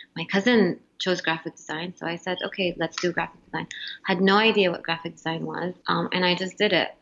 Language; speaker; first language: English; non-native, fluent; Arabic